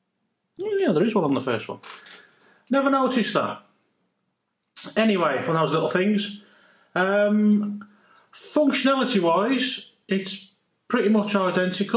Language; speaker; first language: English; native; English